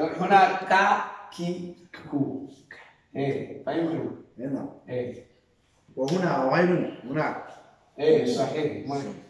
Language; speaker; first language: Arabic; non-native, learner; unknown